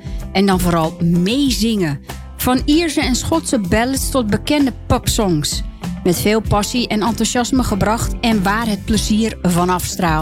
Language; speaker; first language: Dutch; native; Dutch